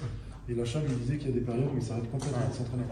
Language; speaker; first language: French; native; French